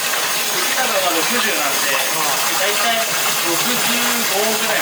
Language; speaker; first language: Japanese; native; Japanese